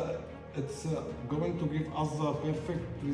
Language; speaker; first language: English; non-native, learner; Arabic